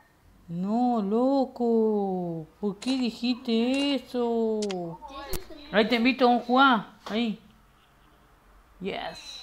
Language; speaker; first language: Spanish; native; Spanish